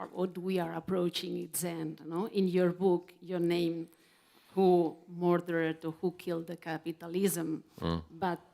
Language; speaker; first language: English; non-native, fluent; Catalan